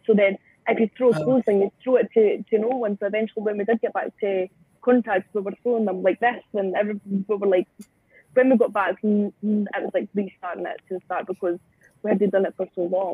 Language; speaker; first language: English; native; English